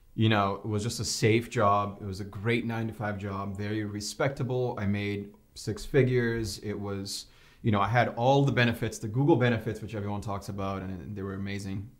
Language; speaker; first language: English; non-native, fluent; Portuguese